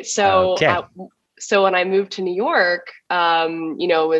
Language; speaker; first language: English; native; English